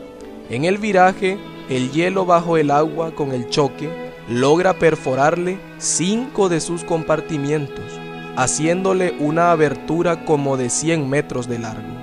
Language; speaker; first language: Spanish; native; Spanish